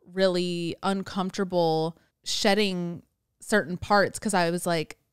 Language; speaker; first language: English; native; English